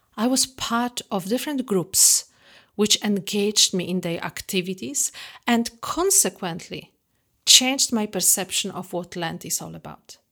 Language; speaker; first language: English; non-native, fluent; Polish